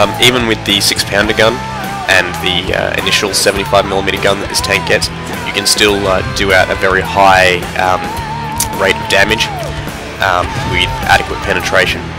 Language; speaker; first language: English; native; English